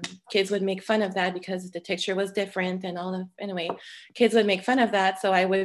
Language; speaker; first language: English; non-native, fluent; French